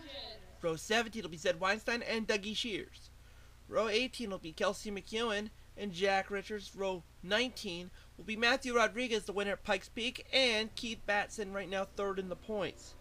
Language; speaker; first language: English; native; English